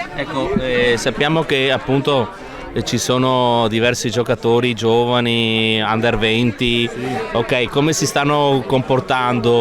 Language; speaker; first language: Italian; native; Italian